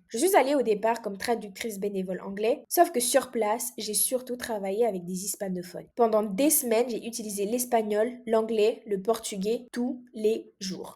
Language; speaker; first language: French; non-native, local second language; Comorian